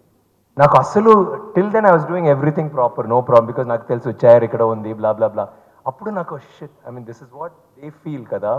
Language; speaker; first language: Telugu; non-native, learner; Tamil